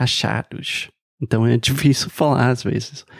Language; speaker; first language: Portuguese; non-native, fluent; English